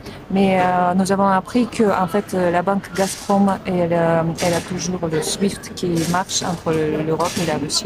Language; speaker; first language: French; non-native, fluent; Russian